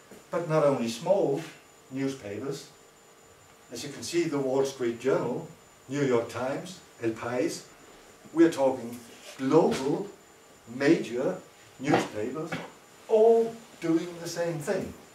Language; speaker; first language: English; non-native, fluent; Danish